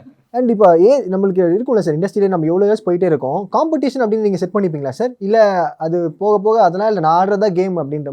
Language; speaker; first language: Tamil; native; Tamil